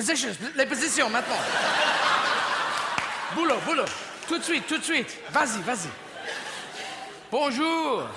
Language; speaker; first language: French; non-native, learner; English